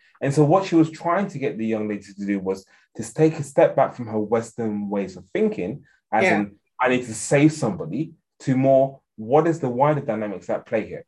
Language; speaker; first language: English; native; English